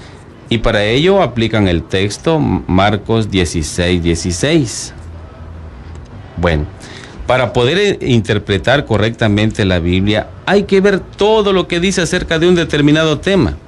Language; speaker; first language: Spanish; native; Spanish